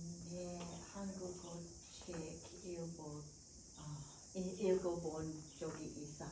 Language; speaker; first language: Korean; non-native, learner; English